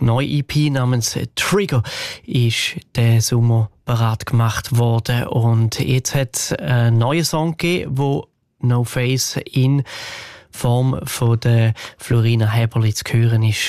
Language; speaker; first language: German; native; German